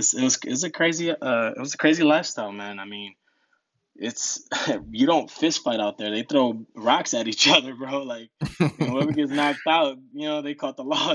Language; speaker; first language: English; early bilingual, other home language; Spanish